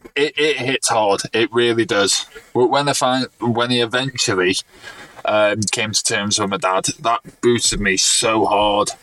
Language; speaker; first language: English; native; English